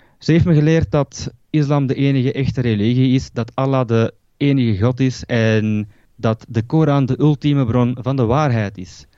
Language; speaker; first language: Dutch; early bilingual, other home language; Turkish